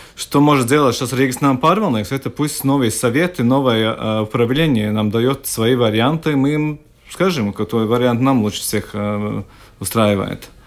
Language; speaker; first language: Russian; non-native, local second language; Latvian